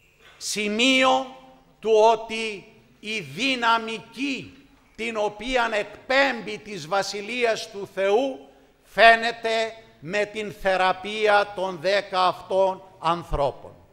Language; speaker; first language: Greek; native; Greek